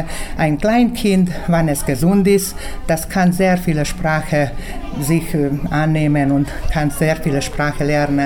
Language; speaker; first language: German; early bilingual, heritage; German